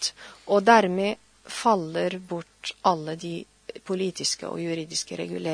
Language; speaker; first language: Norwegian; non-native, fluent; Arabic